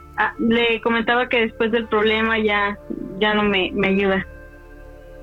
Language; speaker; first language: Spanish; native; Spanish